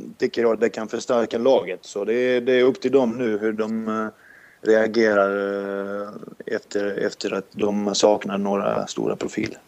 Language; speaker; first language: Swedish; non-native, fluent; Serbian